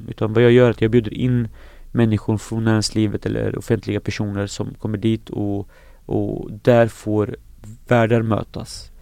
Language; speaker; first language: Swedish; early bilingual, other home language; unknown